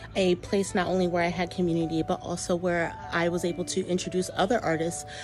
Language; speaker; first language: English; native; English